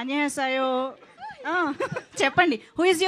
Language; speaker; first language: Telugu; native; Telugu